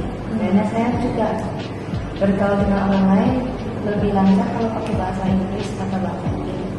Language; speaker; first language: Indonesian; non-native, local second language; Min Nan Chinese